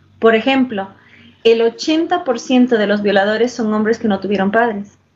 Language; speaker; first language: Spanish; early bilingual, heritage; English